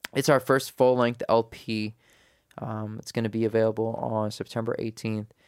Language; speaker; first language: English; native; English